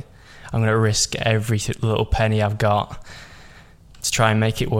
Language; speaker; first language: English; native; English